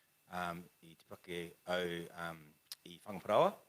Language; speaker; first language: Māori; non-native, local second language; English